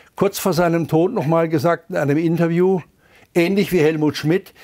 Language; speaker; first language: German; native; German